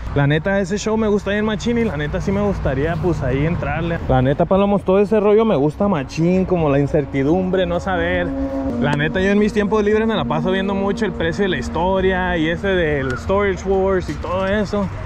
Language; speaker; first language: Spanish; early bilingual, heritage; Spanish